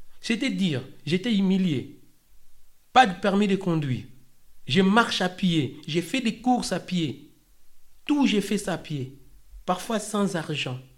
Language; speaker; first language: French; non-native, local second language; Lingala